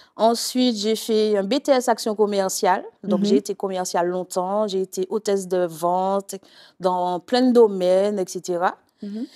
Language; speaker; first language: French; native; French